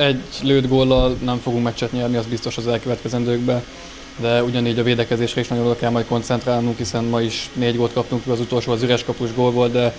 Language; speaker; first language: Hungarian; native; Hungarian